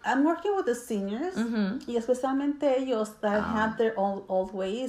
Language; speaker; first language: English; early bilingual, other home language; Spanish